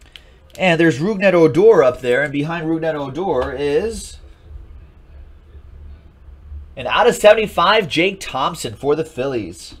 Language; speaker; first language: English; native; English